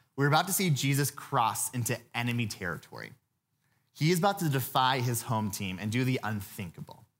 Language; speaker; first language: English; native; English